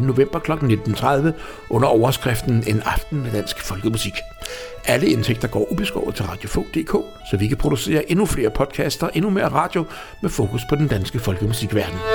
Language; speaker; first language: Danish; native; Danish